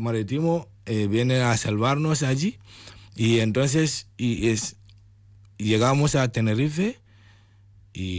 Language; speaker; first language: Spanish; non-native, learner; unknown